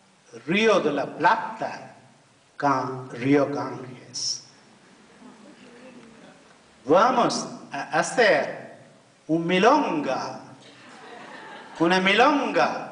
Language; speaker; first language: Spanish; non-native, fluent; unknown